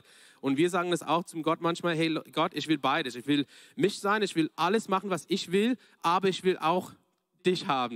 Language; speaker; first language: German; non-native, fluent; English